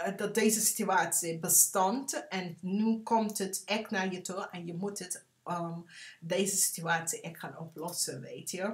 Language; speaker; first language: Dutch; non-native, learner; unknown